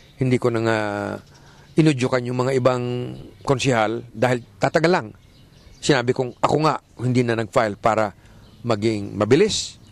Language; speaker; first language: Filipino; native; Filipino